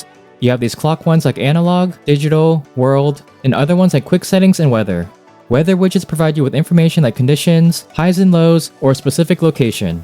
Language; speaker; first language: English; native; English